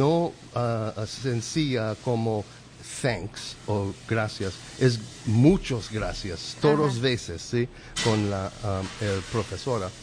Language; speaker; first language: Spanish; non-native, learner; English